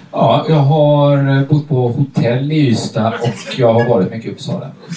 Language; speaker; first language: Swedish; native; Swedish